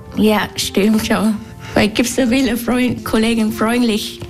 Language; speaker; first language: German; non-native, learner; Vietnamese